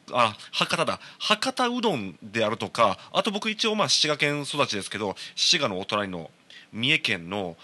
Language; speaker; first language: Japanese; native; Japanese